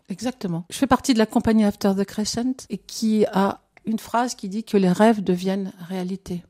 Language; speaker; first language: French; native; French